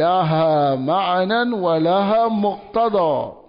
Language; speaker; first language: Arabic; non-native, fluent; Dyula